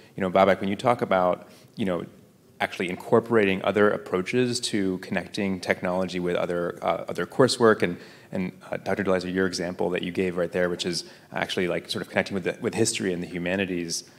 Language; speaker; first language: English; native; English